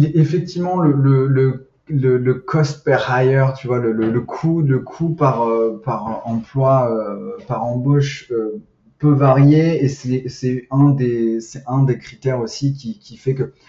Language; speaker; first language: French; native; French